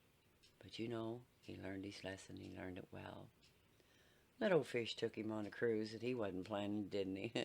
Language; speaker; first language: English; native; English